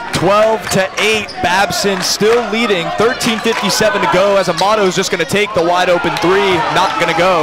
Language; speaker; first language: English; native; English